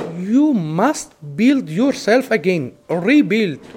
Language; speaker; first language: English; non-native, fluent; Arabic